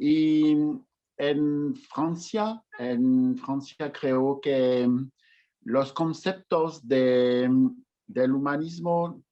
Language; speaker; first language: Spanish; non-native, learner; French